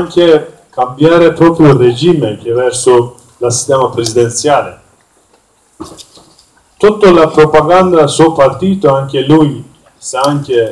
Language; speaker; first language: Italian; non-native, learner; Kurdish